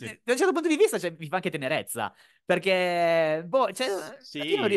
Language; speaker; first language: Italian; native; Italian